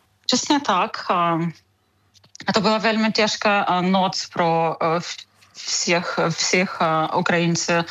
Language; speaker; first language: Czech; non-native, fluent; Ukrainian